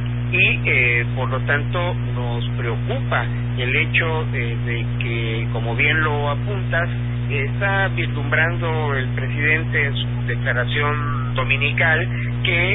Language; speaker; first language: Spanish; native; Spanish